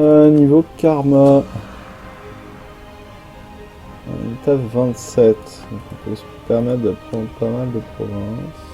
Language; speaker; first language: French; native; French